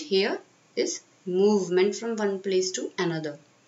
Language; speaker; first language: English; non-native, local second language; Hindi